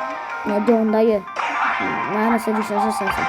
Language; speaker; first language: Turkish; non-native, learner; Azerbaijani